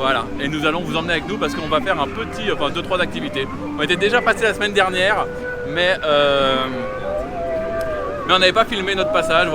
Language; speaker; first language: French; native; French